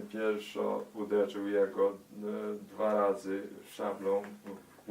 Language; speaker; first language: Polish; early bilingual, heritage; Polish